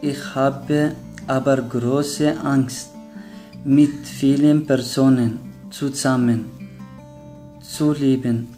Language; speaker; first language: German; non-native, learner; Arabic